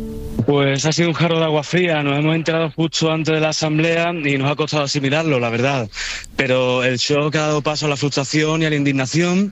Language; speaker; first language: Spanish; native; Spanish